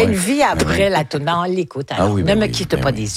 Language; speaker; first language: French; native; French